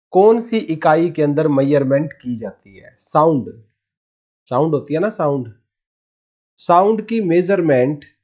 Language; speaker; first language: Hindi; non-native, local second language; Punjabi